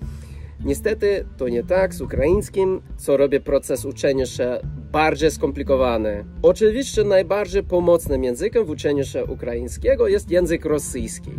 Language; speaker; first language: Polish; non-native, fluent; English